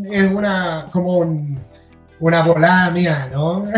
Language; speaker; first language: Spanish; non-native, fluent; English